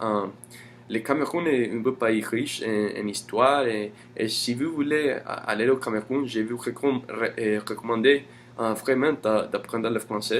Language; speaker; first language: French; non-native, learner; English